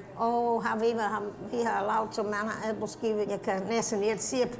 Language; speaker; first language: Danish; early bilingual, heritage; English